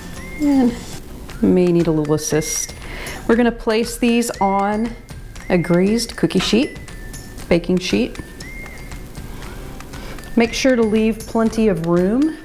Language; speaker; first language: English; native; English